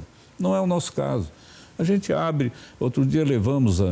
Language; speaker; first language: Portuguese; native; Portuguese